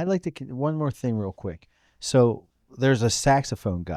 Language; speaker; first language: English; native; English